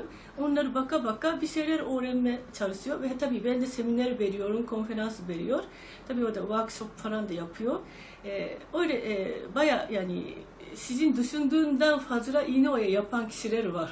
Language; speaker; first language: Turkish; non-native, fluent; Japanese